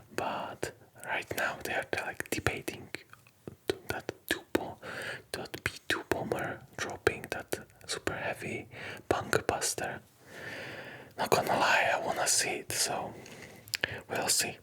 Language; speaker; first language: English; non-native, fluent; Polish